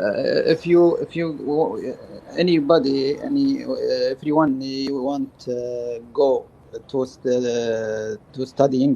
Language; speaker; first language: English; non-native, learner; Arabic